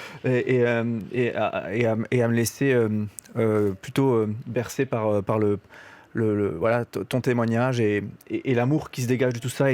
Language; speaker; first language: French; native; French